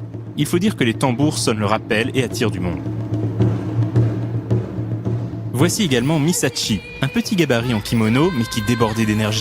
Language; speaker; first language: French; native; French